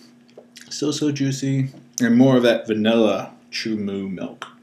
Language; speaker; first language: English; native; English